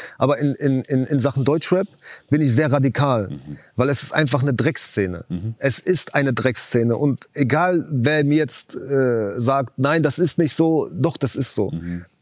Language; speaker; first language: German; early bilingual, other home language; Chechen